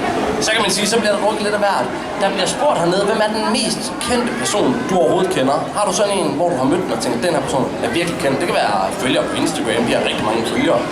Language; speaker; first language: Danish; native; Danish